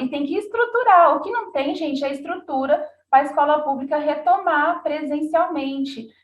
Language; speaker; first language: Portuguese; native; Portuguese